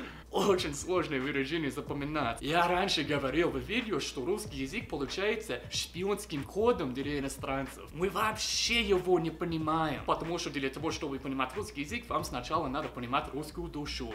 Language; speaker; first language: Russian; non-native, fluent; English